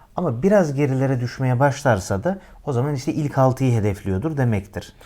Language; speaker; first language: Turkish; native; Turkish